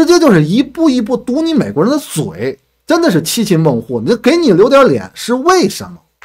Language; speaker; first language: Chinese; native; Chinese